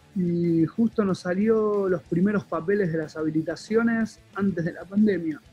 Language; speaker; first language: Spanish; native; Spanish